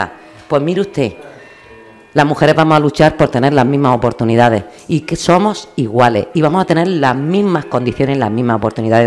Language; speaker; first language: Spanish; native; Spanish